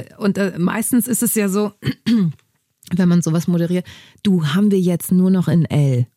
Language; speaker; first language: German; native; German